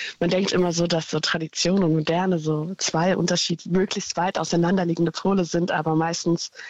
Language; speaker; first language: German; native; German